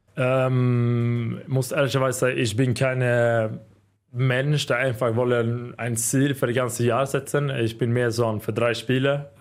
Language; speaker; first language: German; non-native, learner; Swedish